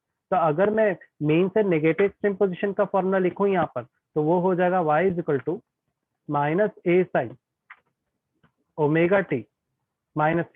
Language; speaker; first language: Hindi; native; Hindi